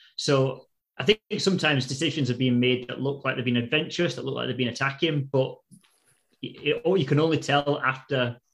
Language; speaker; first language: English; native; English